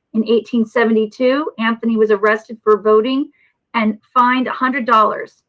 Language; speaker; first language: English; native; English